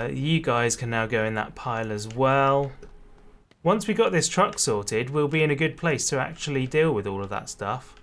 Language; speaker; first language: English; native; English